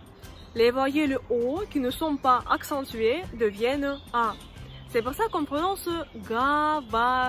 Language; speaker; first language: French; non-native, fluent; Russian